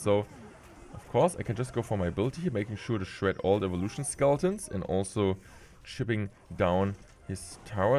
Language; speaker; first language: English; non-native, fluent; German